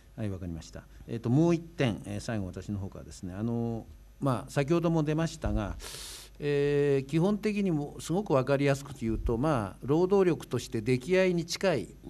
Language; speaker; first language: Japanese; native; Japanese